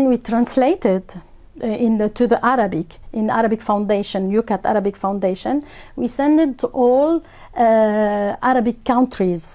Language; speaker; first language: English; non-native, fluent; Arabic